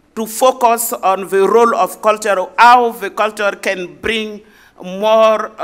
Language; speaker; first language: English; non-native, learner; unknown